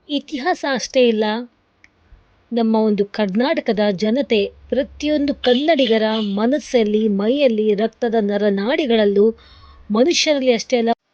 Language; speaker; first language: Kannada; non-native, local second language; Marathi